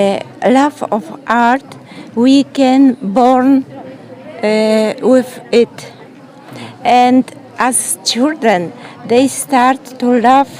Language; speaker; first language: English; non-native, learner; Polish